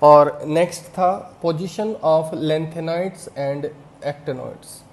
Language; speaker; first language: Hindi; native; Hindi